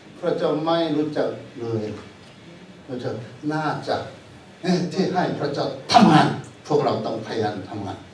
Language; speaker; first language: Thai; non-native, fluent; Korean